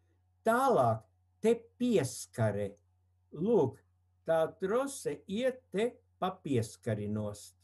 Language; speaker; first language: Latvian; native; Latvian